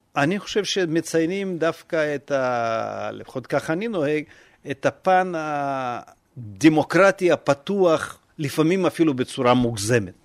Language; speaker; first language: Hebrew; non-native, fluent; Russian